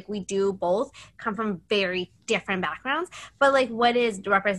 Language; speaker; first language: English; native; English